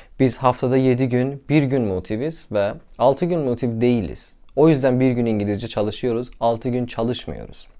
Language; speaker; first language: Turkish; non-native, learner; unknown